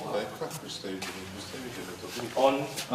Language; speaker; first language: Russian; non-native, local second language; Kyrgyz